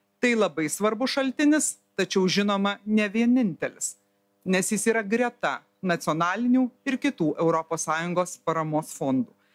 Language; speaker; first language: Lithuanian; native; Lithuanian